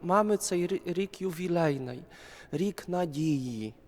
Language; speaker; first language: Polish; non-native, learner; Ukrainian